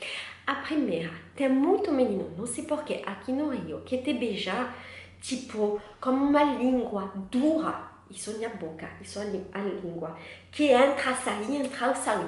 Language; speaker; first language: Portuguese; non-native, learner; French